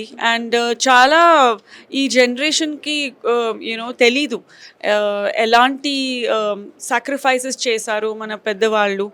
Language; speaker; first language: Telugu; non-native, local second language; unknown